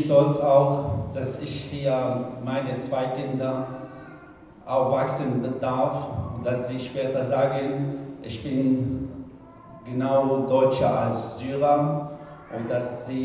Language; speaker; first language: German; non-native, fluent; Arabic